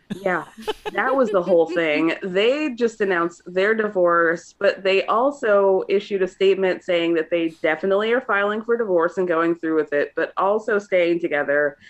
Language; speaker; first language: English; native; English